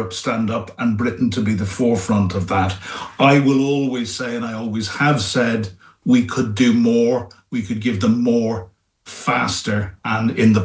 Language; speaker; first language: English; native; English